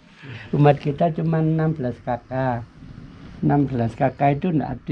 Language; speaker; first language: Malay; non-native, local second language; Javanese